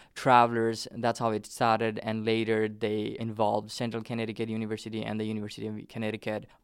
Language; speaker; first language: English; non-native, fluent; Nepali